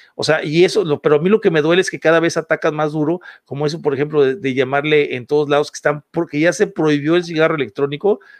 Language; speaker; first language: Spanish; native; Spanish